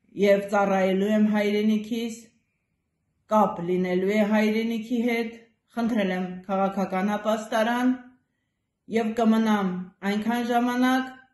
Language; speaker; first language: Armenian; native; Armenian